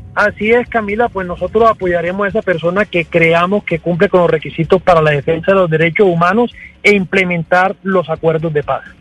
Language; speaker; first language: Spanish; native; Spanish